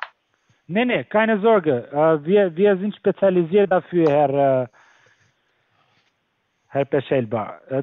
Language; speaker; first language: German; non-native, fluent; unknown